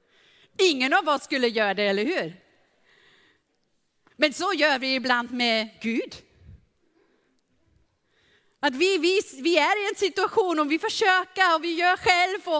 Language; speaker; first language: Swedish; non-native, fluent; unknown